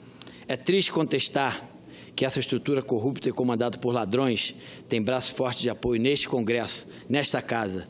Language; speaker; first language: Portuguese; native; Portuguese